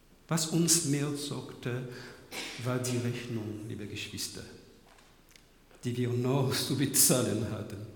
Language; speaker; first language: German; non-native, fluent; French